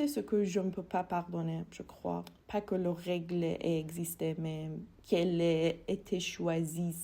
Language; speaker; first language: French; non-native, fluent; Persian